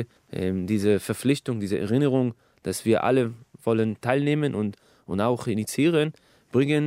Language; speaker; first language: German; non-native, fluent; Hebrew